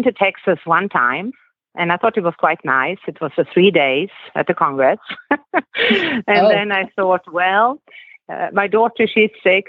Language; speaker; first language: English; non-native, fluent; Swedish